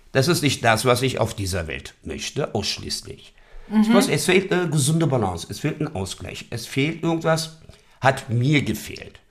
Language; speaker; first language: German; native; German